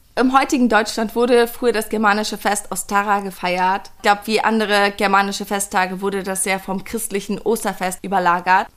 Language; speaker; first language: German; early bilingual, other home language; Persian